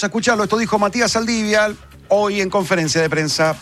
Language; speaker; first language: Spanish; native; Spanish